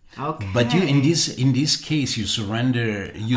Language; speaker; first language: English; non-native, learner; German